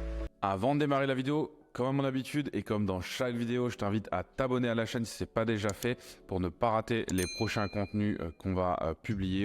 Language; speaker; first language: French; native; French